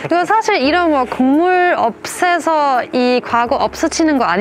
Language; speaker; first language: Korean; non-native, fluent; German